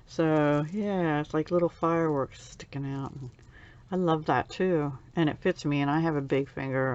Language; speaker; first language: English; native; English